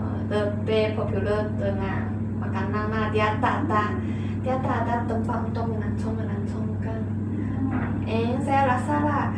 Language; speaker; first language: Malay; non-native, local second language; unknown